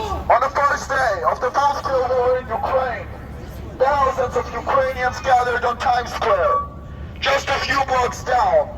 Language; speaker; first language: English; non-native, fluent; Ukrainian